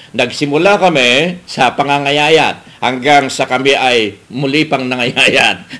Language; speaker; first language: Filipino; native; Filipino